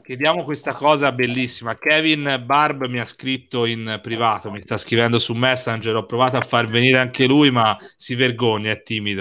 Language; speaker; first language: Italian; native; Italian